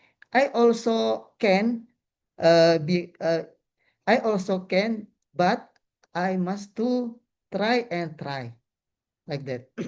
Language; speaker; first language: English; non-native, learner; Indonesian